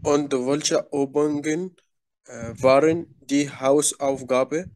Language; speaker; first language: German; non-native, learner; Arabic